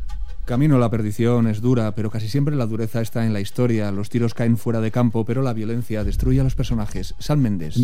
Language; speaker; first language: Spanish; native; Spanish